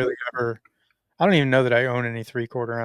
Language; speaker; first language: English; native; English